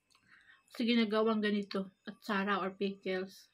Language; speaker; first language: Filipino; non-native, local second language; Cebuano